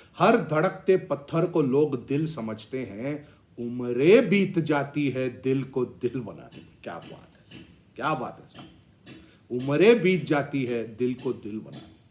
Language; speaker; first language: Hindi; non-native, local second language; Tamil